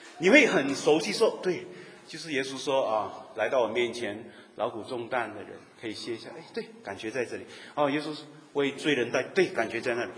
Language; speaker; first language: Chinese; native; Chinese